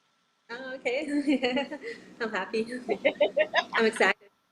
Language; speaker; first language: English; non-native, learner; Italian